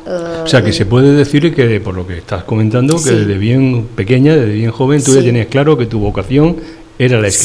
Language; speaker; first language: Spanish; native; Spanish